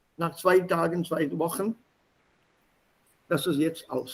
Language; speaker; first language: German; non-native, fluent; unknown